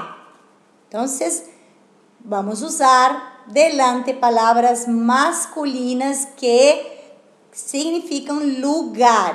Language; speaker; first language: Spanish; non-native, fluent; Portuguese